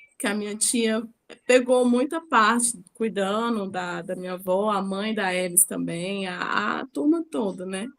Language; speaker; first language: Portuguese; native; Portuguese